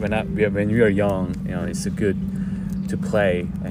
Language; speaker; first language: English; non-native, fluent; Korean